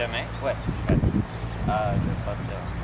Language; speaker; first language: French; non-native, learner; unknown